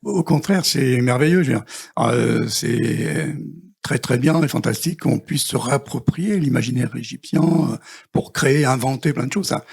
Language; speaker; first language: French; native; French